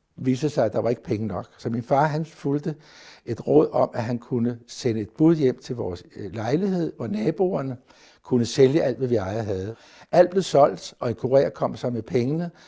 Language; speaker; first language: Danish; native; Danish